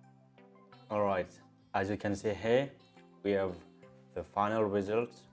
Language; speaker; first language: English; non-native, fluent; French